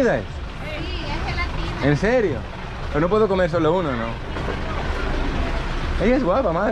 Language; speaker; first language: Spanish; non-native, learner; Greek